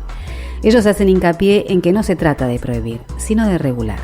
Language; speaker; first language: Spanish; native; Spanish